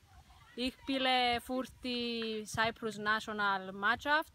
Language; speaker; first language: German; non-native, learner; Greek